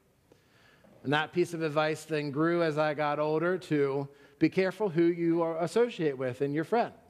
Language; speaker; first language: English; native; English